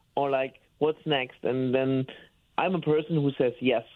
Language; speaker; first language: English; non-native, fluent; German